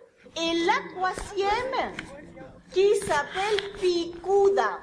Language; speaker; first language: French; non-native, learner; Spanish